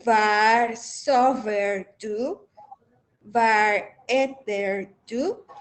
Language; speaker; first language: Swedish; non-native, learner; Spanish